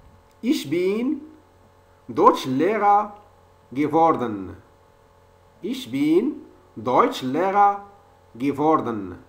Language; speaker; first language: German; non-native, fluent; French